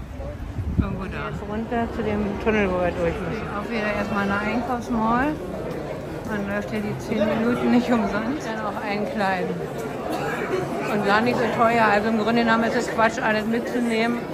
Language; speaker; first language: German; native; German